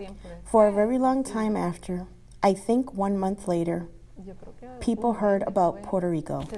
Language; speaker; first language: English; non-native, local second language; Spanish